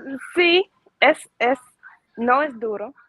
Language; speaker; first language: Spanish; non-native, learner; English